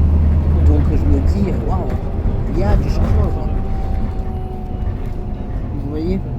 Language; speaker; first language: French; native; French